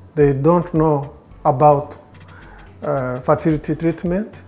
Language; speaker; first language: English; non-native, local second language; Kinyarwanda